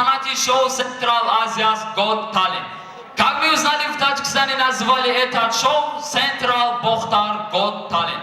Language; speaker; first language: Russian; non-native, learner; Tajik